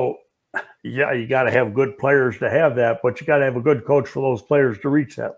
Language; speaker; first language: English; native; English